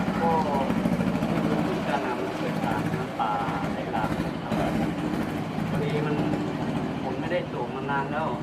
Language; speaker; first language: Thai; native; Thai